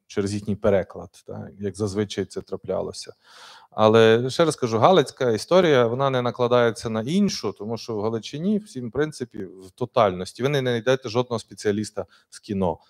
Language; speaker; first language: Ukrainian; native; Ukrainian